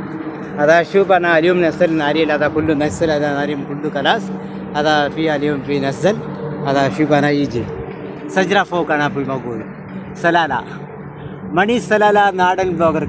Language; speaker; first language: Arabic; non-native, learner; Malayalam